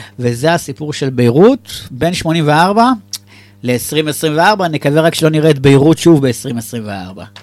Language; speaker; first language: Hebrew; native; Hebrew